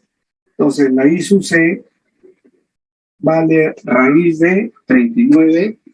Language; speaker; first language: Spanish; native; Spanish